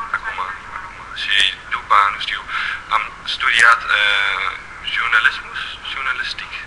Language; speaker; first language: Romanian; non-native, learner; Dutch